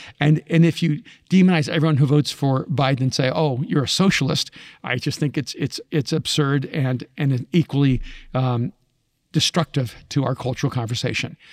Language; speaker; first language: English; early bilingual, other home language; Spanish